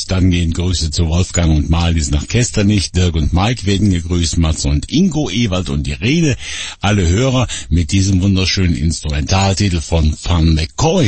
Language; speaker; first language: German; native; German